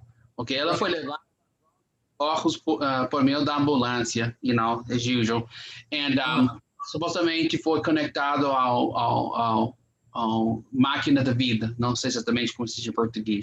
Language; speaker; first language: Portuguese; non-native, fluent; English